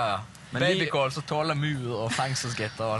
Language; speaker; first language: Norwegian; native; Norwegian